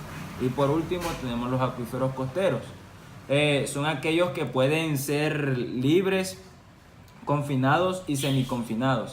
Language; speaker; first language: Spanish; native; Spanish